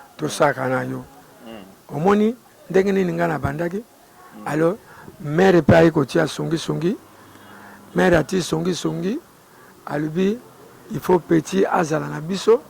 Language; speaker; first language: Lingala; non-native, local second language; Kongo